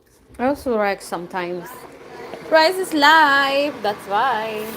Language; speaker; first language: English; non-native, local second language; Bikol